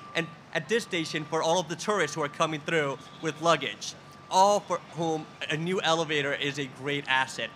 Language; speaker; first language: English; early bilingual, other home language; Spanish